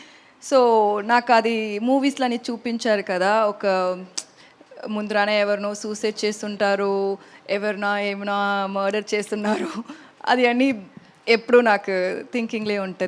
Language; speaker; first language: Telugu; non-native, learner; Tamil